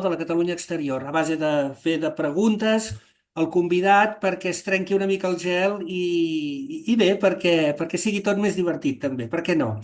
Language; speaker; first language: Catalan; native; Catalan